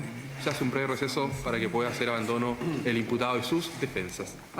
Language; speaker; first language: Spanish; native; Spanish